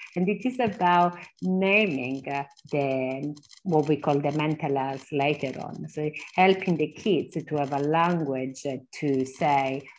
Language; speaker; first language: English; non-native, fluent; Italian